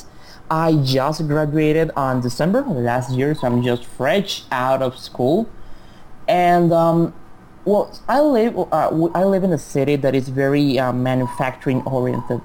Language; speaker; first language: English; non-native, fluent; Spanish